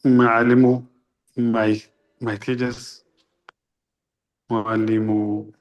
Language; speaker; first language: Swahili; non-native, learner; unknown